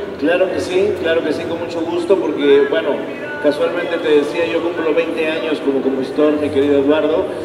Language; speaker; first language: Spanish; native; Spanish